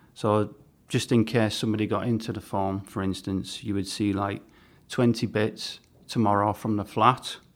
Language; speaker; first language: English; native; English